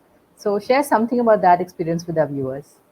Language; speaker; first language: English; non-native, local second language; Hindi